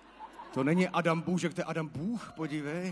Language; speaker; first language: Czech; native; Czech